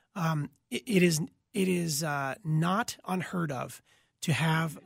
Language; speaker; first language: English; native; English